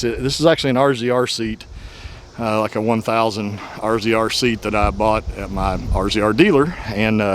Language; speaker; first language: English; native; English